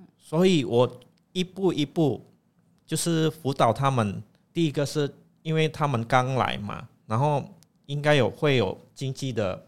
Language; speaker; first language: Chinese; non-native, fluent; Indonesian